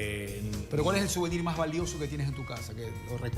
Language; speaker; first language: Spanish; native; Spanish